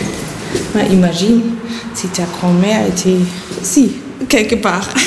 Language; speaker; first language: French; non-native, fluent; German